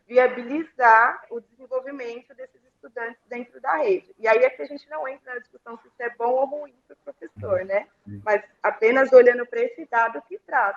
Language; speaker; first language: Portuguese; native; Portuguese